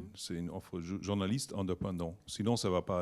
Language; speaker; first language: French; non-native, learner; German